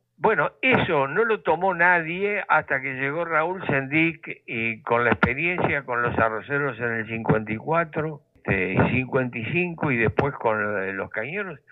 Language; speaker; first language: Spanish; native; Spanish